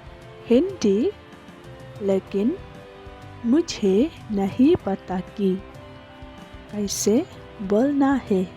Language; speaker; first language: Hindi; non-native, local second language; Khasi